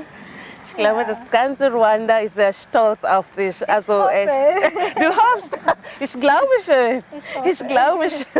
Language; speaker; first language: German; non-native, fluent; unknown